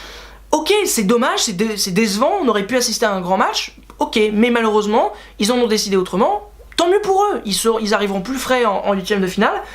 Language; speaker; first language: French; native; French